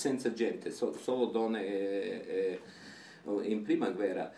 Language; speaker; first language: Italian; non-native, learner; Serbian